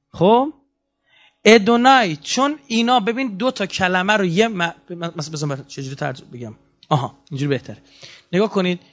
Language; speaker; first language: Persian; native; Persian